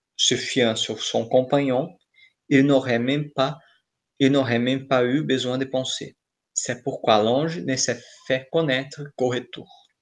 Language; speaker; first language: French; non-native, fluent; Portuguese